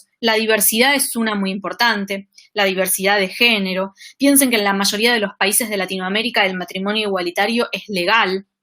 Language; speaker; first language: Spanish; native; Spanish